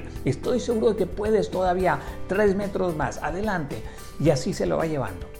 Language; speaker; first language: Spanish; native; Spanish